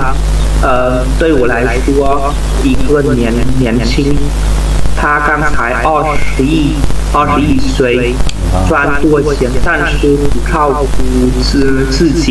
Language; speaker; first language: Chinese; non-native, learner; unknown